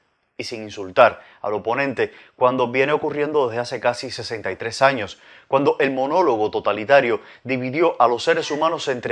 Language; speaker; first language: Spanish; native; Spanish